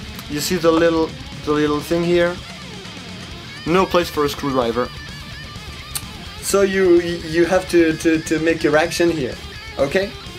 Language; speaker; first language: English; non-native, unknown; French